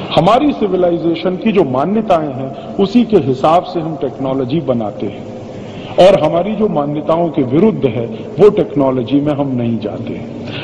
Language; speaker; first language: Hindi; native; Hindi